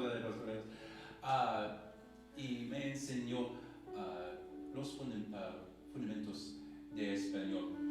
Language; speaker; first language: Spanish; non-native, learner; English